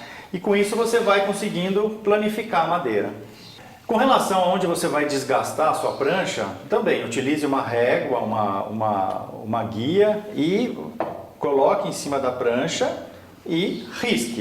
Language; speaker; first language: Portuguese; native; Portuguese